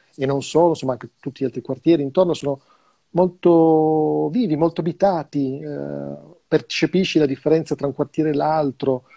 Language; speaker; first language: Italian; native; Italian